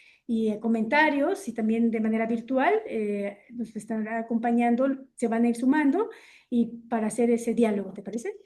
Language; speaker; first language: Spanish; native; Spanish